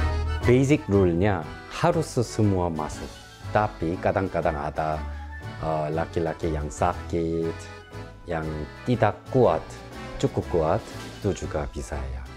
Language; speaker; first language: Indonesian; non-native, local second language; Korean